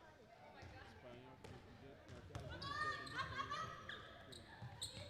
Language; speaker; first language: Portuguese; non-native, learner; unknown